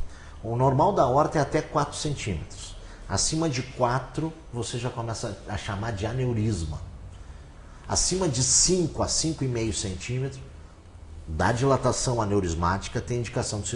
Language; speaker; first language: Portuguese; native; Portuguese